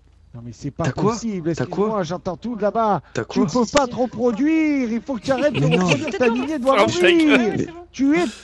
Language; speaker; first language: French; native; French